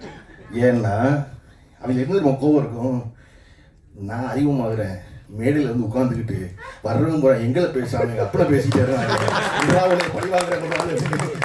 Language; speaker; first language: Tamil; native; Tamil